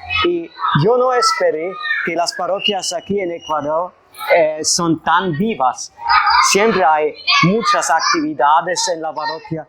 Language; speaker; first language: Spanish; non-native, fluent; German